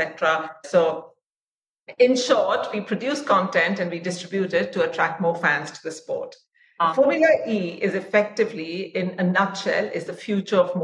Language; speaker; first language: English; non-native, local second language; Hindi